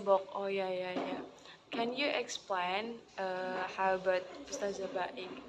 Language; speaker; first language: English; non-native, learner; Indonesian